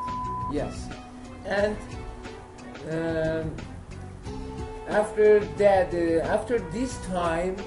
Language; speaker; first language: English; non-native, learner; Persian